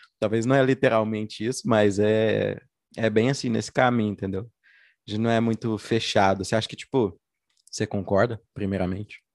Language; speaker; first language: Portuguese; native; Portuguese